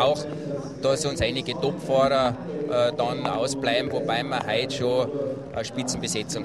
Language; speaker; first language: German; native; German